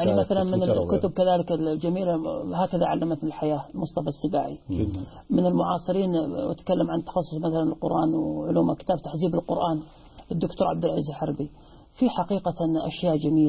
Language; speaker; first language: Arabic; native; Arabic